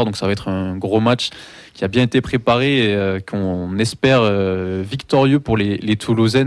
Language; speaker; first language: French; native; French